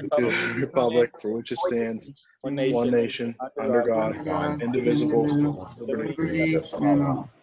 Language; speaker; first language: English; native; English